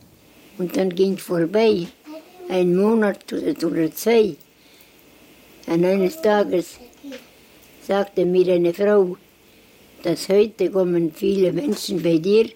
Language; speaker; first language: German; non-native, learner; Estonian